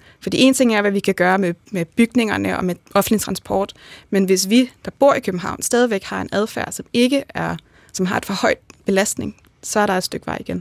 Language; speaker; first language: Danish; native; Danish